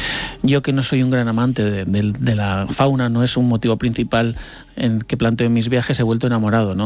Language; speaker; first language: Spanish; native; Spanish